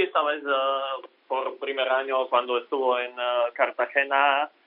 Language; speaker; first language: Spanish; non-native, learner; Slovak